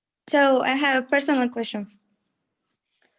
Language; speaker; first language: English; non-native, learner; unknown